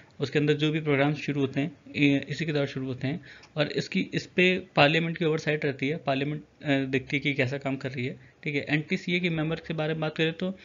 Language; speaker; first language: Hindi; native; Hindi